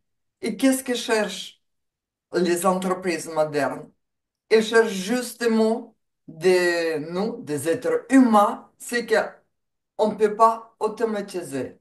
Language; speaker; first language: French; non-native, fluent; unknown